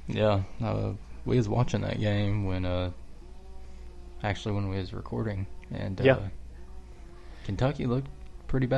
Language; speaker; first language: English; native; English